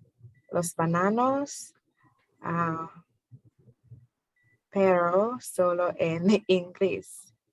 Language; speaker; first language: Spanish; non-native, learner; English